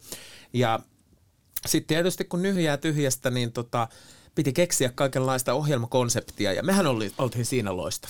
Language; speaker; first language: Finnish; native; Finnish